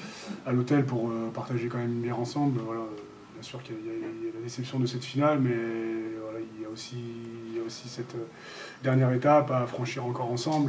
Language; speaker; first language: French; native; French